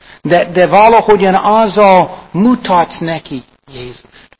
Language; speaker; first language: Hungarian; non-native, fluent; English